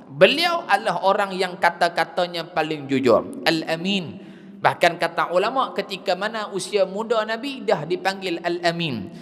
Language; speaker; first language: Malay; native; Malay